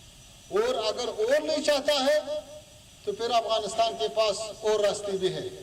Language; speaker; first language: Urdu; non-native, fluent; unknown